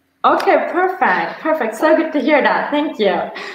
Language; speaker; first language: English; non-native, fluent; Turkish